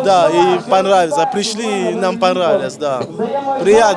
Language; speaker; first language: Russian; non-native, learner; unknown